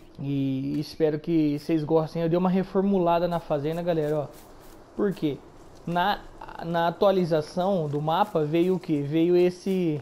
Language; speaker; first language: Portuguese; native; Portuguese